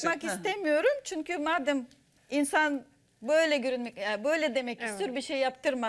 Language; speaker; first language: Turkish; non-native, fluent; Russian